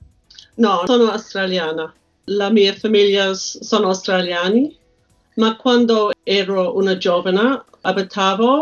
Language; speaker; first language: Italian; non-native, learner; English